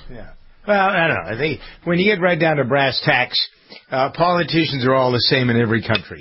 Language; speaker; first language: English; native; English